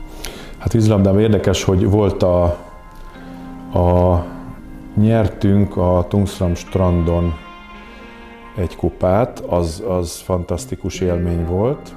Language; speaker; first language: Hungarian; native; Hungarian